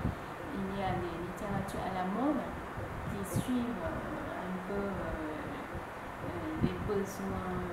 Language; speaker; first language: French; non-native, fluent; Vietnamese